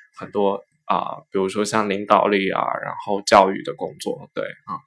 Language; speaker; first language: Chinese; native; Chinese